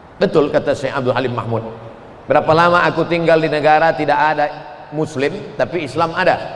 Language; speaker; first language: Indonesian; native; Indonesian